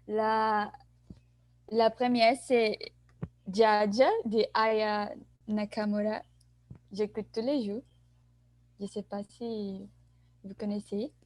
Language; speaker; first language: French; non-native, learner; Portuguese